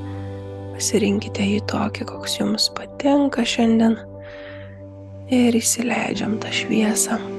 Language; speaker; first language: Lithuanian; native; Lithuanian